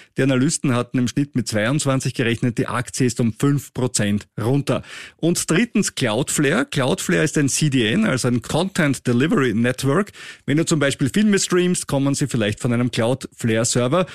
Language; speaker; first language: German; native; German